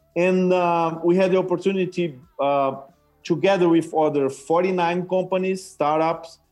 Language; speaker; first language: English; non-native, fluent; Portuguese